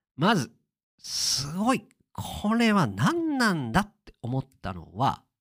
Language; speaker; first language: Japanese; native; Japanese